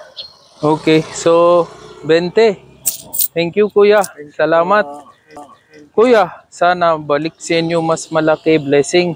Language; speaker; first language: Filipino; non-native, learner; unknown